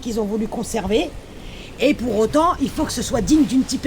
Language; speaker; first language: French; native; French